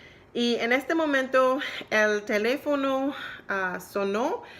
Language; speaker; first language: Spanish; non-native, learner; English